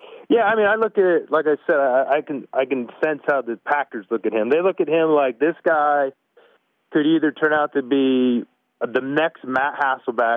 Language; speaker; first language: English; native; English